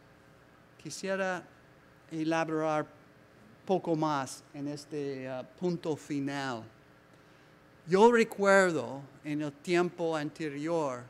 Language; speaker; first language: Spanish; non-native, learner; English